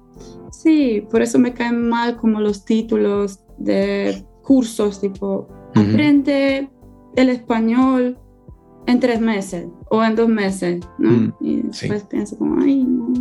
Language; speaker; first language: Spanish; non-native, fluent; Polish